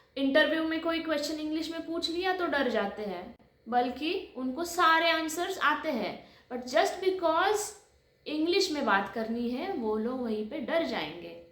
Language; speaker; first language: Hindi; non-native, local second language; Marathi